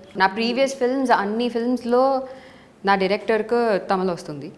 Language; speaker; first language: Telugu; non-native, local second language; Tamil